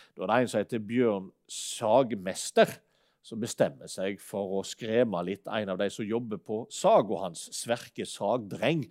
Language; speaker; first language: Norwegian; native; Norwegian